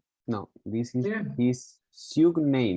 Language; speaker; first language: English; non-native, learner; Spanish